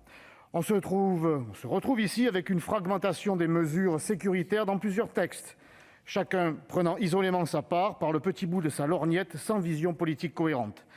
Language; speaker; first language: French; native; French